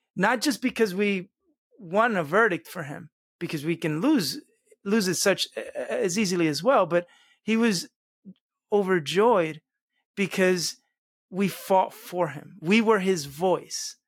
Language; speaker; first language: English; early bilingual, other home language; Spanish